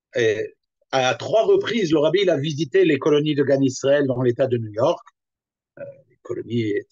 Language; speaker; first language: French; native; French